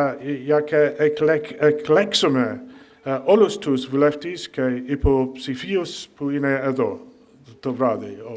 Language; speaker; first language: Greek; non-native, fluent; English